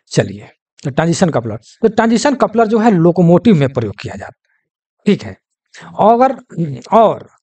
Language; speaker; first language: Hindi; native; Hindi